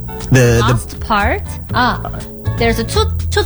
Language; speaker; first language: English; non-native, learner; Korean